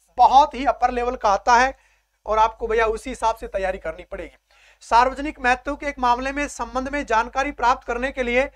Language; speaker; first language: Hindi; native; Hindi